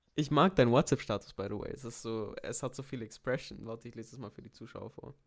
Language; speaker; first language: German; early bilingual, other home language; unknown